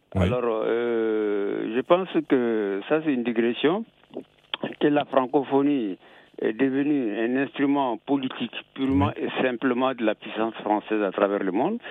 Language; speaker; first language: French; non-native, local second language; Bambara